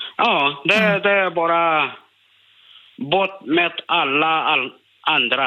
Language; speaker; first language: Swedish; non-native, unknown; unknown